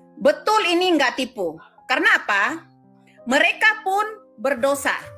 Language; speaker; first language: Indonesian; non-native, local second language; Madurese